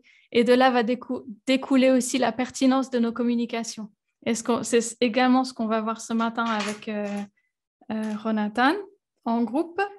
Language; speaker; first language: French; native; French